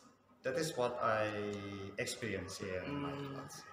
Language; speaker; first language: English; non-native, fluent; Sundanese